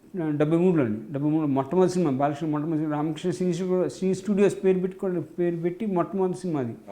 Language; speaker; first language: Telugu; native; Telugu